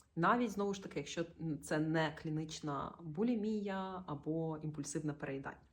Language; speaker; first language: Ukrainian; native; Ukrainian